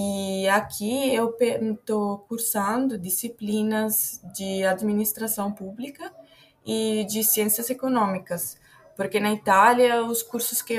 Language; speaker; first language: Portuguese; non-native, fluent; Italian